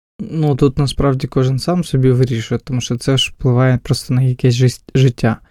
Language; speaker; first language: Ukrainian; non-native, local second language; Russian